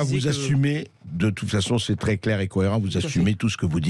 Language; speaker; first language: French; native; French